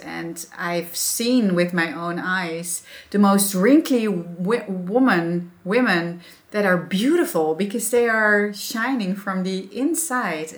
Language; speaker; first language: English; non-native, fluent; Dutch